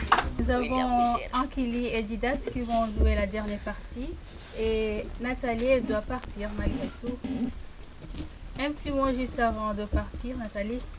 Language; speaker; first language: French; non-native, local second language; Comorian